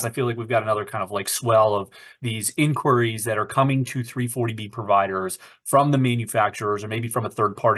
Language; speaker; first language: English; native; English